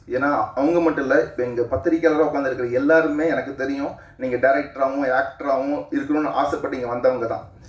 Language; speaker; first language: Tamil; native; Tamil